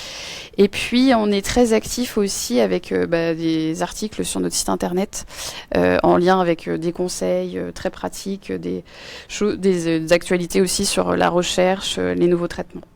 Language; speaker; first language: French; native; French